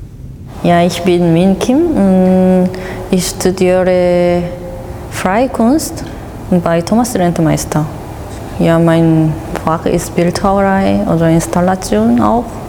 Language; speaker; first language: German; non-native, learner; Korean